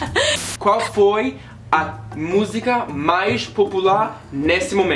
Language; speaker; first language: Portuguese; non-native, learner; English